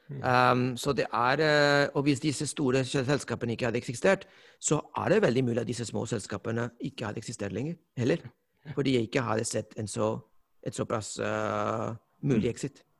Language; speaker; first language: Norwegian; non-native, fluent; Spanish